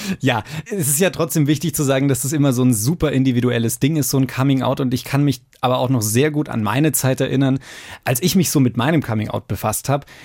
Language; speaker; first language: German; native; German